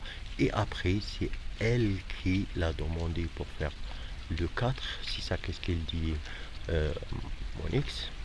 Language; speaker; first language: French; non-native, fluent; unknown